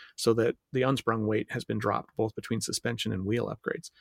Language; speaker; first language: English; native; English